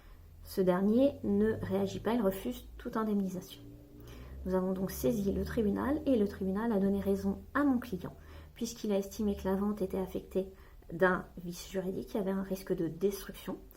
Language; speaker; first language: French; native; French